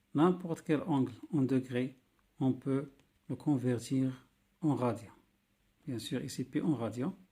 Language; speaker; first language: French; non-native, local second language; Arabic